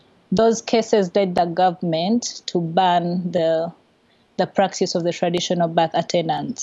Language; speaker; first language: English; non-native, local second language; Ganda